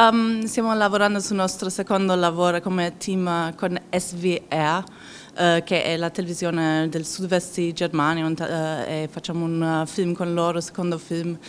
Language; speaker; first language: Italian; non-native, fluent; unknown